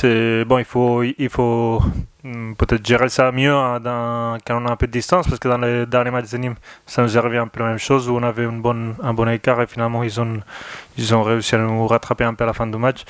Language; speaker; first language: French; non-native, fluent; Spanish